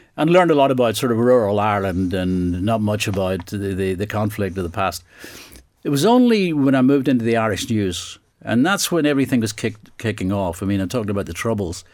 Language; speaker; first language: English; native; English